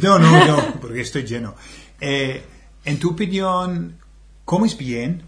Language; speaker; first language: Spanish; non-native, fluent; English